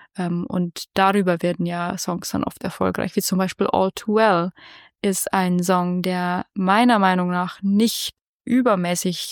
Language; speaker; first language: German; native; German